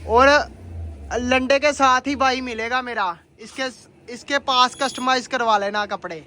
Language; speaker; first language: Hindi; non-native, local second language; Punjabi